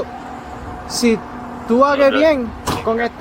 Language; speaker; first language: Spanish; early bilingual, heritage; Spanish